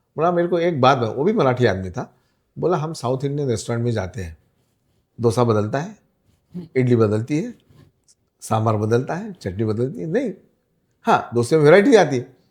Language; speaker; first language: Hindi; non-native, local second language; Marathi